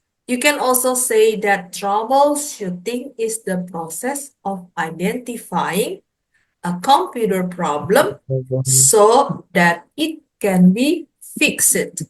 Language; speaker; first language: English; non-native, fluent; Indonesian